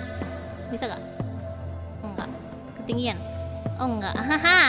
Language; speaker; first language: Indonesian; non-native, learner; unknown